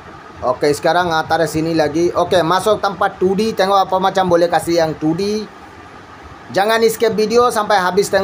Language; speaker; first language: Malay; non-native, learner; Bangla